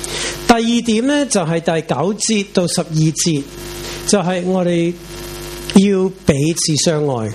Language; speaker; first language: Chinese; non-native, local second language; Cantonese